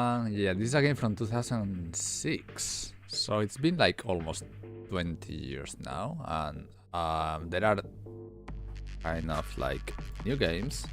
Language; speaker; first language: English; non-native, fluent; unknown